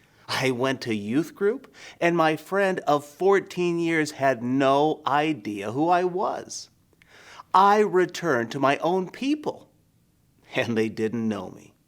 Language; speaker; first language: English; native; English